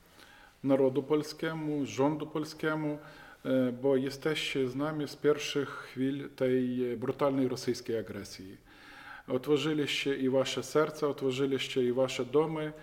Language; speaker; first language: Polish; non-native, fluent; Ukrainian